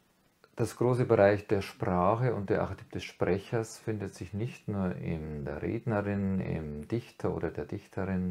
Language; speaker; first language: German; native; German